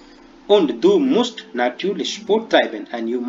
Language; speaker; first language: German; non-native, fluent; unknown